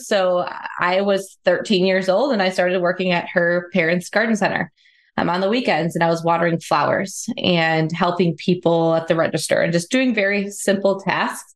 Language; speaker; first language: English; native; English